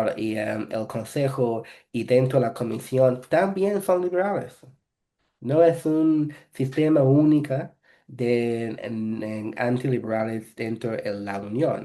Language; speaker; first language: Spanish; non-native, fluent; English